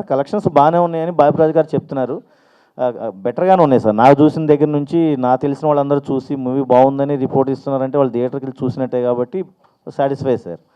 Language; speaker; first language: Telugu; native; Telugu